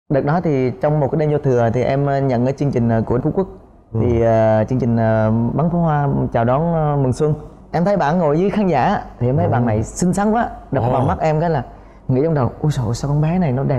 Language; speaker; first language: Vietnamese; native; Vietnamese